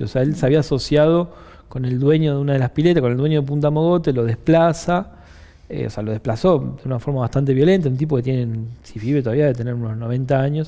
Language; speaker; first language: Spanish; native; Spanish